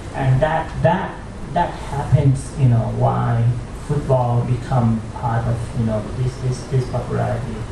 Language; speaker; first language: English; non-native, fluent; Thai